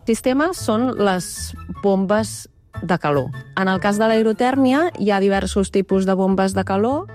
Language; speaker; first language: Catalan; native; Catalan